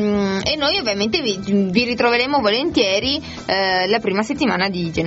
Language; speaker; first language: Italian; native; Italian